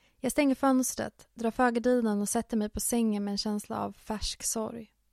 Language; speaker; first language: Swedish; early bilingual, other home language; Finnish